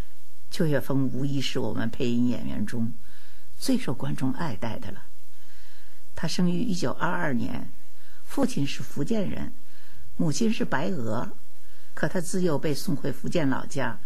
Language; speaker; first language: Chinese; native; Chinese